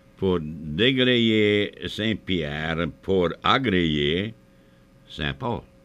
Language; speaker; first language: French; early bilingual, heritage; French